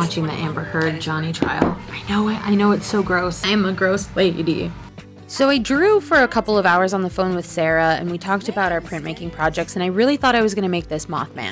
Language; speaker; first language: English; native; English